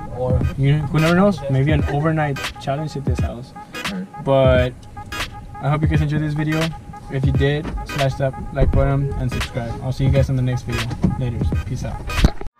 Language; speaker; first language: English; early bilingual, other home language; Spanish